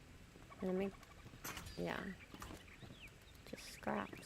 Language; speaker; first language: English; native; English